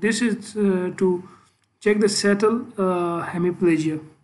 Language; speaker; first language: English; non-native, local second language; Urdu